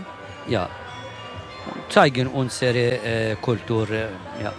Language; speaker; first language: German; non-native, learner; Kurdish